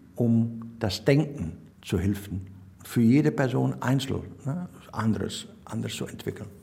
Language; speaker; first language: German; non-native, fluent; Dutch